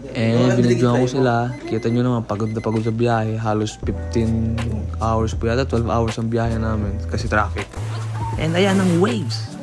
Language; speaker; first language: Filipino; early bilingual, heritage; Filipino